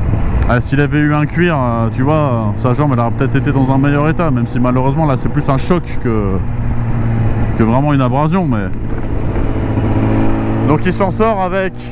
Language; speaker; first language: French; native; French